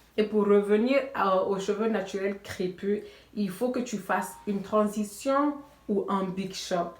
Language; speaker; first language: French; non-native, local second language; Bambara